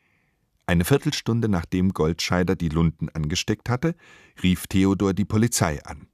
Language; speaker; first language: German; native; German